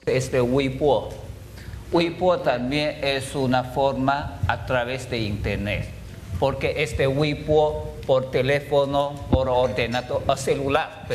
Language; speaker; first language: Spanish; non-native, fluent; Chinese